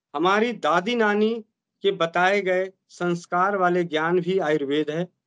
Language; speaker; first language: Hindi; native; Hindi